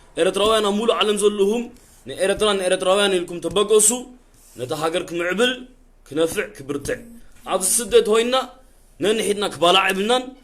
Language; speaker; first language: Tigrinya; early bilingual, heritage; Tigrinya